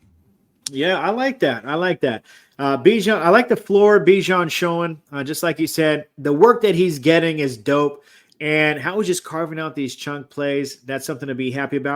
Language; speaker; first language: English; native; English